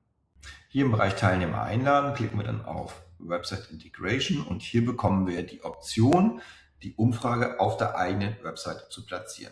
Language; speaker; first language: German; native; German